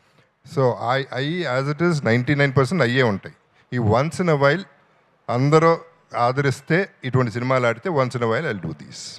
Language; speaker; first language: Telugu; native; Telugu